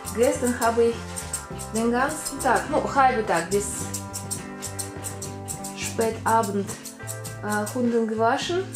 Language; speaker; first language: German; non-native, learner; Russian